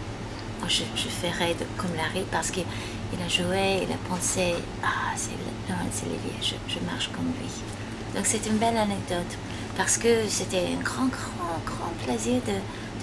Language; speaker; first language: French; non-native, fluent; English